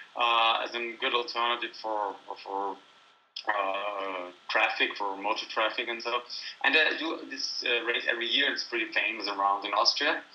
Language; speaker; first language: English; non-native, fluent; German